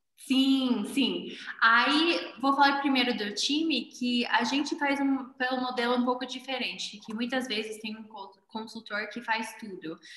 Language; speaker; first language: Portuguese; non-native, fluent; English